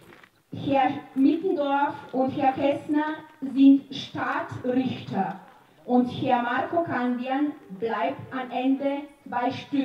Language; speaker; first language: German; non-native, learner; Slovenian